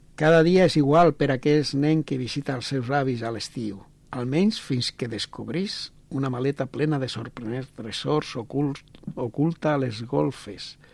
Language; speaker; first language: Catalan; non-native, local second language; Spanish